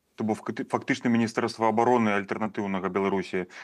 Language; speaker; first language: Russian; non-native, local second language; Belarusian